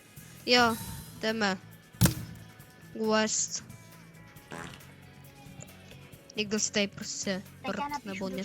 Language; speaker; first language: Czech; early bilingual, other home language; Russian